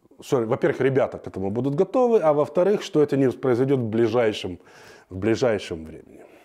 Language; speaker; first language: Russian; native; Russian